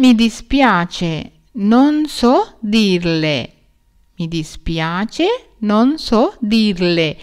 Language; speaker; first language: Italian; non-native, learner; Sinhala